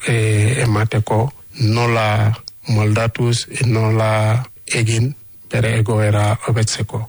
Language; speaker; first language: Basque; non-native, learner; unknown